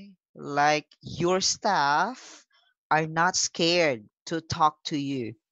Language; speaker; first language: English; non-native, local second language; Filipino